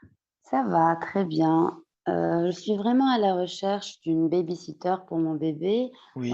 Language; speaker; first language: French; non-native, fluent; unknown